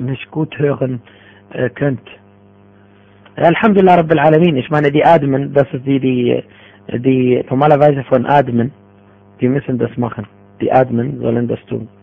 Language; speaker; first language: German; non-native, fluent; Arabic